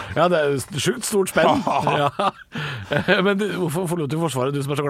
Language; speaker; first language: Norwegian; native; Norwegian